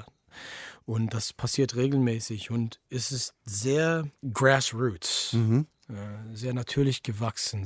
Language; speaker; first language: German; non-native, fluent; English